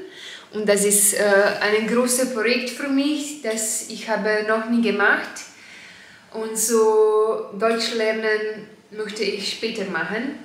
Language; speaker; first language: German; non-native, learner; Slovenian